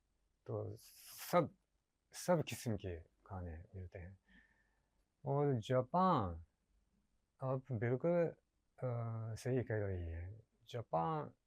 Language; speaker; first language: Hindi; non-native, learner; Japanese